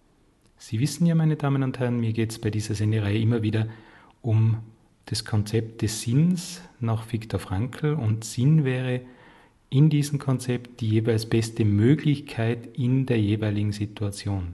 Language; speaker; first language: German; native; German